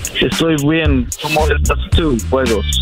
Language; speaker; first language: Spanish; non-native, learner; English